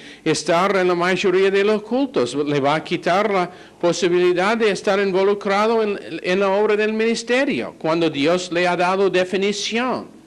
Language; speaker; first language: Spanish; non-native, fluent; English